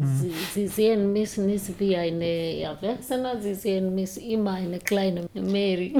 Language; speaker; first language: German; non-native, learner; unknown